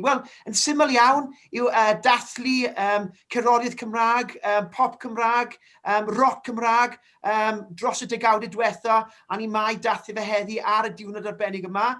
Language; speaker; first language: Welsh; native; Welsh